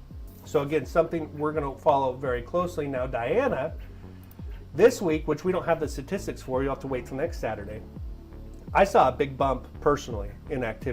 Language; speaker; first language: English; native; English